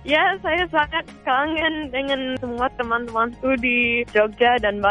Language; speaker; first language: Indonesian; non-native, fluent; English